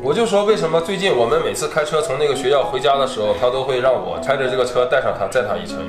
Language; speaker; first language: Chinese; native; Chinese